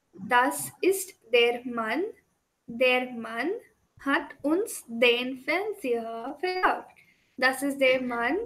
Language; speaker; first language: German; non-native, fluent; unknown